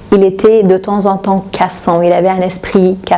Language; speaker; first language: French; non-native, fluent; Persian